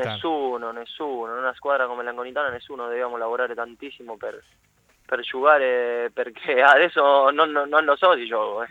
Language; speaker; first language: Italian; non-native, learner; Spanish